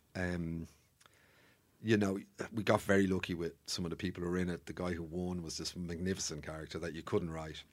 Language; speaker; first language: English; native; English